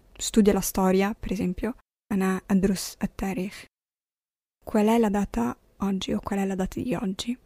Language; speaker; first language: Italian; non-native, fluent; Arabic